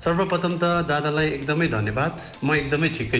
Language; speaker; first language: Nepali; native; Nepali